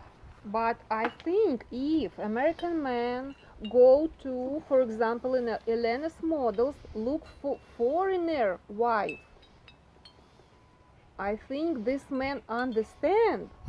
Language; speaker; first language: English; non-native, learner; Russian